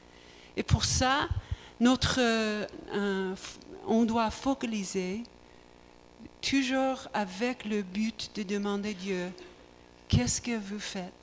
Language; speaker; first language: French; non-native, learner; English